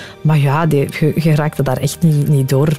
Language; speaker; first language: Dutch; native; Dutch